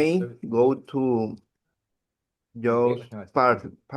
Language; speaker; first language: English; non-native, learner; Spanish